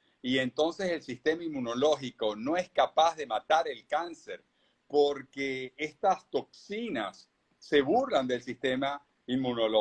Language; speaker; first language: Spanish; native; Spanish